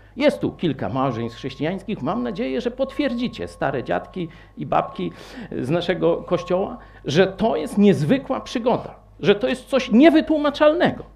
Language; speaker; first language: Polish; native; Polish